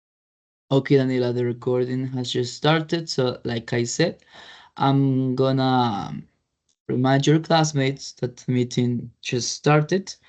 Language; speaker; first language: English; non-native, fluent; Spanish